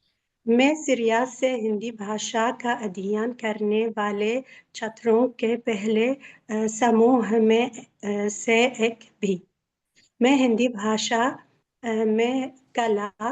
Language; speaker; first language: Hindi; non-native, learner; Arabic